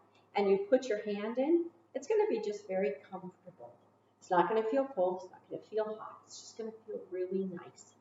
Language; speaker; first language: English; native; English